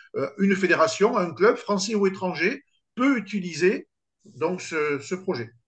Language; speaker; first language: French; native; French